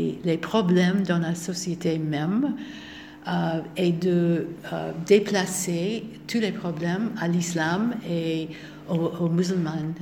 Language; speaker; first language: French; non-native, fluent; English